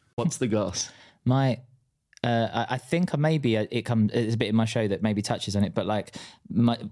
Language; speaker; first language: English; native; English